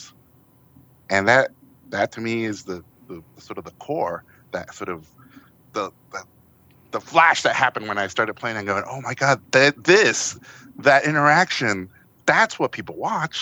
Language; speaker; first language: English; non-native, fluent; Spanish